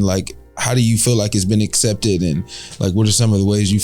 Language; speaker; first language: English; native; English